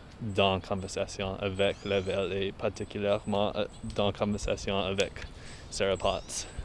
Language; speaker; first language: French; non-native, learner; English